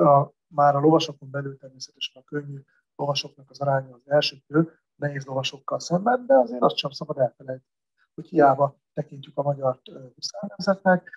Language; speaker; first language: Hungarian; native; Hungarian